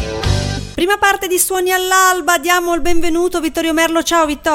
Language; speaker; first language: Italian; native; Italian